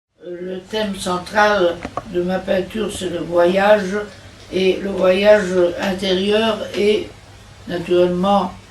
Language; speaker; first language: French; non-native, fluent; Italian